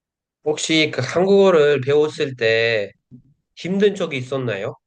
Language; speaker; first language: Korean; non-native, fluent; Uzbek